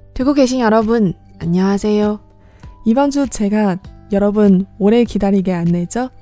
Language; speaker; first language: Korean; non-native, fluent; Chinese